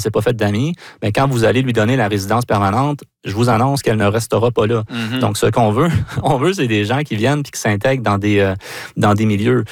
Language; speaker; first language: French; native; French